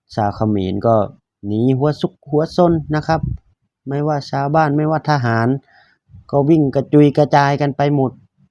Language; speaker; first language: Thai; native; Thai